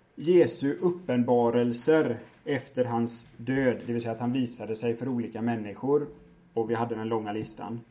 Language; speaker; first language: Swedish; native; Swedish